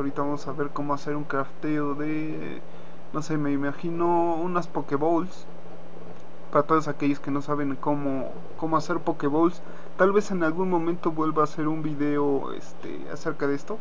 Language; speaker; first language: Spanish; native; Spanish